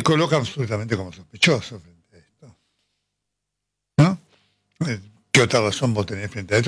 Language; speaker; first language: Spanish; native; Spanish